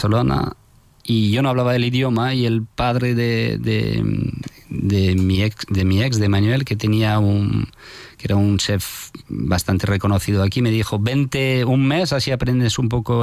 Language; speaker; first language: Spanish; non-native, fluent; French